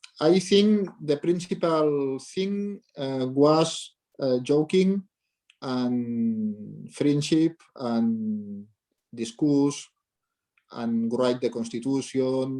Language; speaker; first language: English; non-native, learner; Catalan